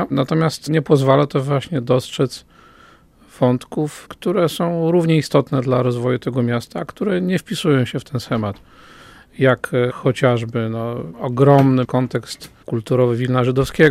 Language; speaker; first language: Polish; native; Polish